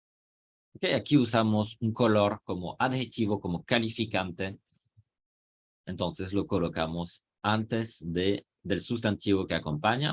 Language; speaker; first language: Spanish; non-native, fluent; French